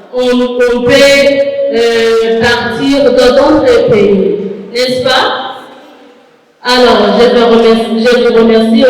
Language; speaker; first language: French; non-native, local second language; Kinyarwanda